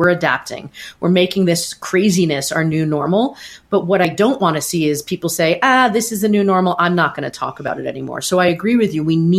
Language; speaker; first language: English; native; English